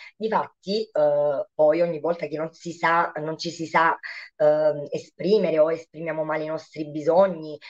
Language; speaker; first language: Italian; native; Italian